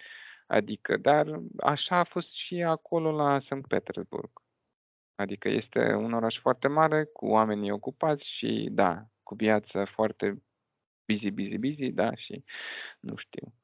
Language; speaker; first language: Romanian; non-native, fluent; Russian